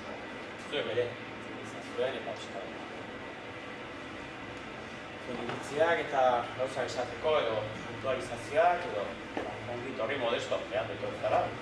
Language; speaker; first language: Basque; native; Basque